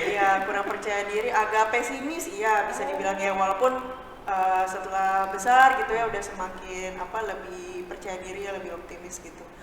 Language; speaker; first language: Indonesian; native; Indonesian